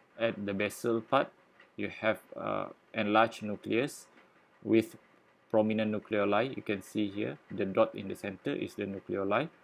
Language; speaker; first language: English; non-native, local second language; Malay